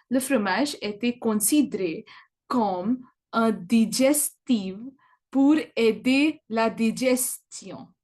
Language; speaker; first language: French; non-native, learner; English